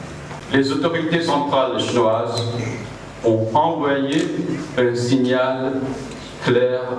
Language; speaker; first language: French; non-native, fluent; Chinese